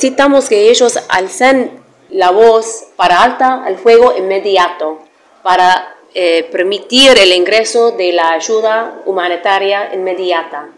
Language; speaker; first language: Spanish; non-native, fluent; Arabic